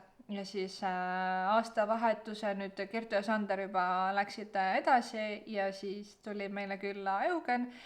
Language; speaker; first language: Estonian; native; Estonian